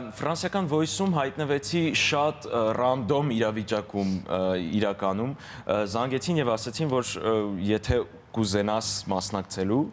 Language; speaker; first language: Armenian; early bilingual, heritage; Armenian